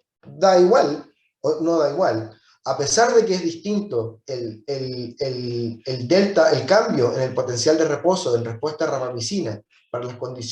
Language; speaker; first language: Spanish; native; Spanish